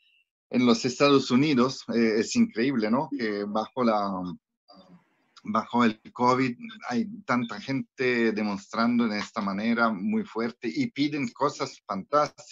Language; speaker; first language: Spanish; non-native, fluent; Italian